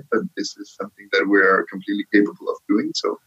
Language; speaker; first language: English; non-native, fluent; Danish